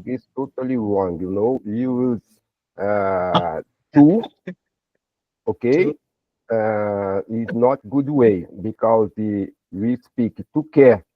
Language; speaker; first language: English; non-native, learner; Portuguese